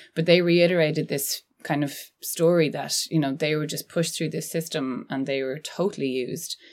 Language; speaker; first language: English; native; English